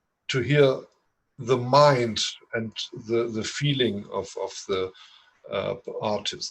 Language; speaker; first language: English; non-native, fluent; German